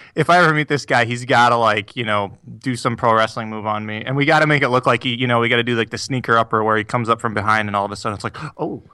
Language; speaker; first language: English; native; English